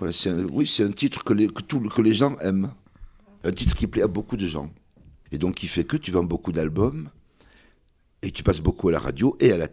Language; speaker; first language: French; early bilingual, other home language; Kabyle